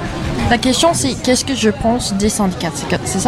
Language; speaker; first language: French; non-native, fluent; English